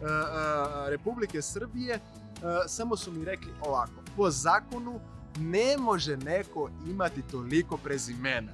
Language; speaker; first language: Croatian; non-native, fluent; Portuguese